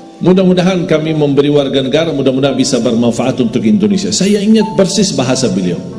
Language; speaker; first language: Indonesian; non-native, fluent; Arabic